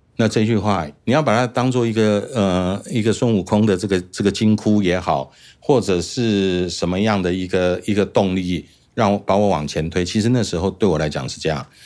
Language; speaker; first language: Chinese; native; Chinese